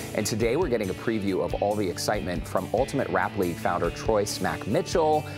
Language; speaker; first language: English; native; English